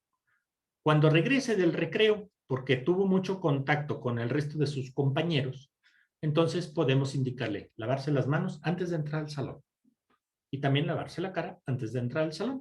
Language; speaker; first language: Spanish; native; Spanish